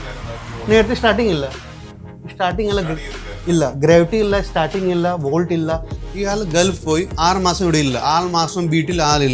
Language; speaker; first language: Malayalam; non-native, learner; Hindi